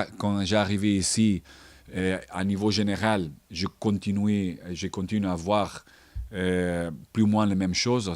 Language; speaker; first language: French; non-native, learner; Portuguese